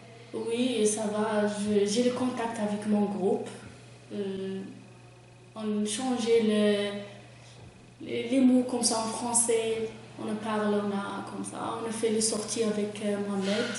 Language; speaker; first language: French; non-native, learner; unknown